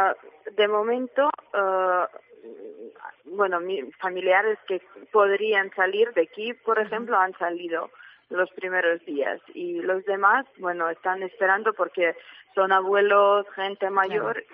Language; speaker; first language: Spanish; non-native, fluent; Ukrainian